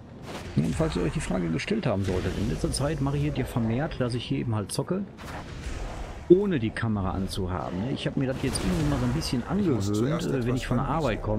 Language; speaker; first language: German; native; German